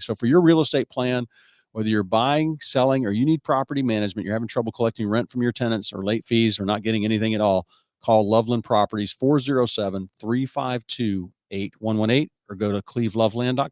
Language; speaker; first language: English; native; English